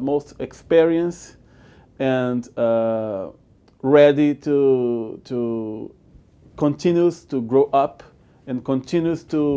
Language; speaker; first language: English; non-native, learner; Portuguese